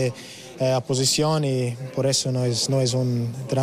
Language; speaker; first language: Spanish; non-native, learner; English